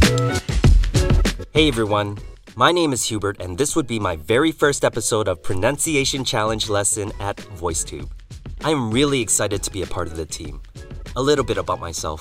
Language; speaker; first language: English; native; English